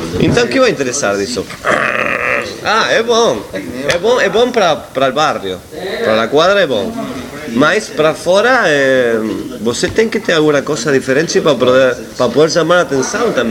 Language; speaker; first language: Portuguese; non-native, learner; Spanish